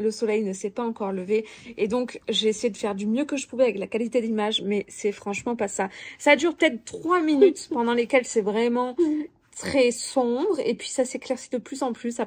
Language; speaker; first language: French; native; French